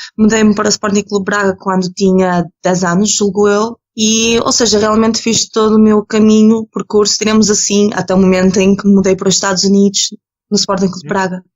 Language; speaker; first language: Portuguese; early bilingual, other home language; Ukrainian